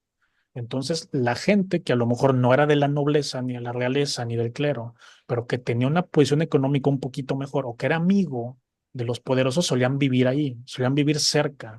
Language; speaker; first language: Spanish; native; Spanish